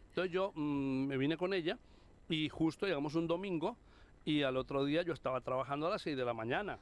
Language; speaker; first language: Spanish; native; Spanish